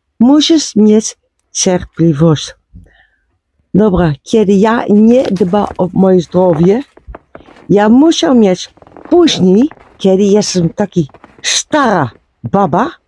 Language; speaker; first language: Polish; non-native, learner; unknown